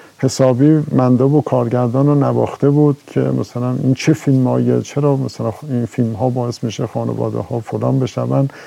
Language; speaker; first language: Persian; native; Persian